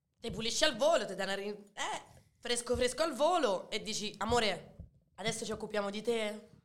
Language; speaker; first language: Italian; early bilingual, other home language; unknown